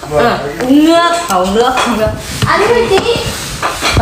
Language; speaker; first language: Vietnamese; non-native, learner; Indonesian